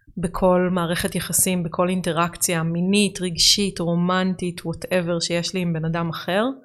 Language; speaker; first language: Hebrew; native; Hebrew